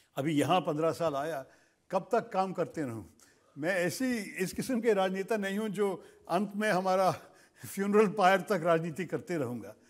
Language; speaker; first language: Hindi; non-native, local second language; Malayalam